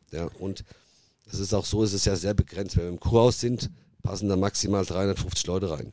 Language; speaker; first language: German; early bilingual, other home language; Italian